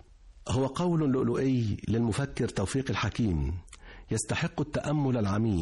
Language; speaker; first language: Arabic; native; Arabic